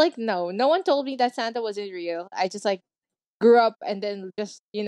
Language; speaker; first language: English; non-native, local second language; Filipino